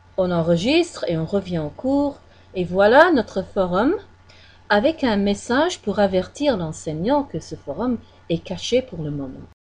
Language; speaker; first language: French; non-native, fluent; English